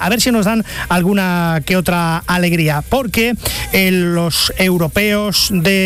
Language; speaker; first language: Spanish; native; Spanish